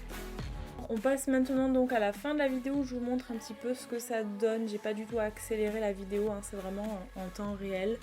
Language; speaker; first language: French; native; French